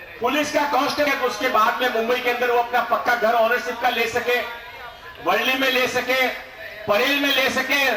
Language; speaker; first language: Hindi; non-native, local second language; Marathi